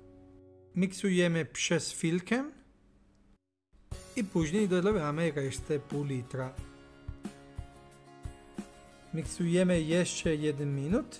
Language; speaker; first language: Polish; non-native, learner; Italian